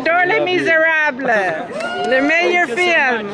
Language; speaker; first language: French; non-native, learner; English